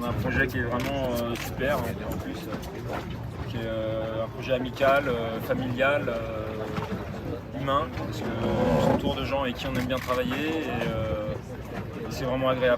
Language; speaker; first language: French; native; French